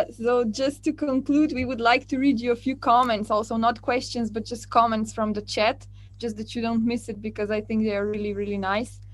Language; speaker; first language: English; non-native, fluent; Slovenian